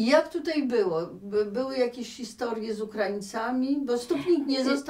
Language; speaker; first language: Polish; native; Polish